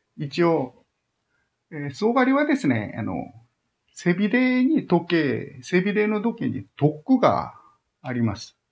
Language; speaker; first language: Japanese; non-native, fluent; Korean